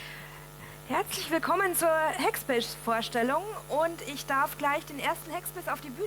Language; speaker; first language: German; native; German